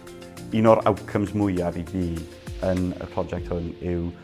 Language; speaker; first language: Welsh; non-native, local second language; English